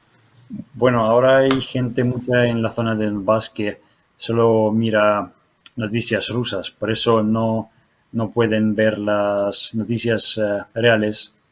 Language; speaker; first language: Spanish; non-native, fluent; Ukrainian